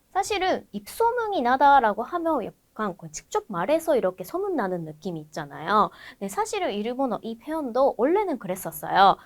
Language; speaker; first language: Korean; non-native, fluent; Japanese